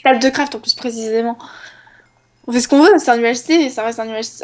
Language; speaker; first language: French; native; French